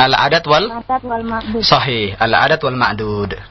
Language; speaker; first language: Arabic; non-native, fluent; Indonesian